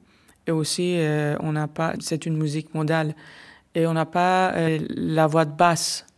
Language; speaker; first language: French; non-native, learner; Persian